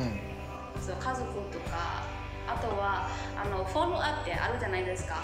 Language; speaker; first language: Japanese; non-native, fluent; Burmese